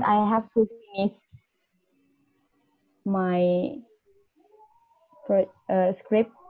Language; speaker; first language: English; non-native, learner; Indonesian